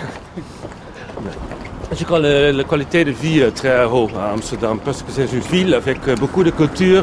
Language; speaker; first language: French; non-native, fluent; Dutch